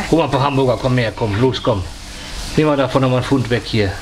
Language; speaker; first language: German; native; German